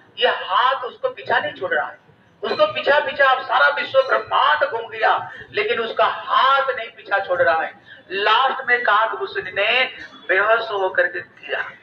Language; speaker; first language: Hindi; native; Hindi